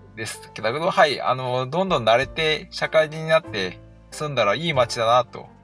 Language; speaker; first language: Japanese; non-native, fluent; Korean